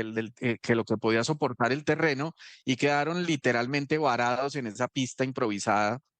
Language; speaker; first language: Spanish; native; Spanish